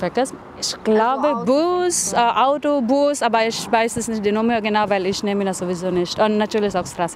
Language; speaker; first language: German; non-native, learner; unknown